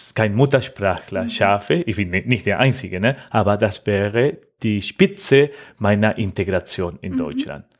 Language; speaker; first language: German; non-native, fluent; Spanish